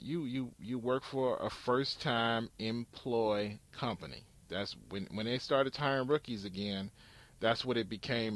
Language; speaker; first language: English; native; English